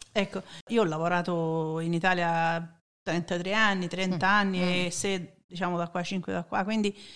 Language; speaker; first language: Italian; native; Italian